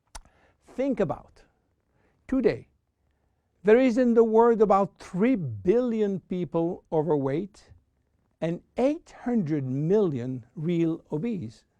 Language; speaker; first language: English; non-native, fluent; French